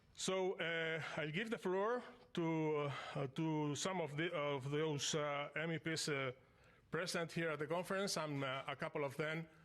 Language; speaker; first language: English; non-native, fluent; Basque